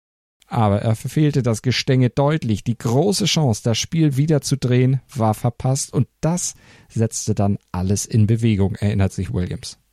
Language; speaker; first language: German; native; German